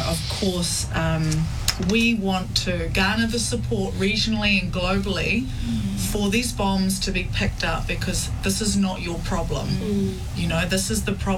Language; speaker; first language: English; native; English